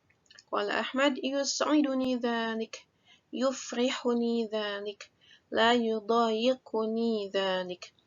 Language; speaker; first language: Arabic; non-native, fluent; Indonesian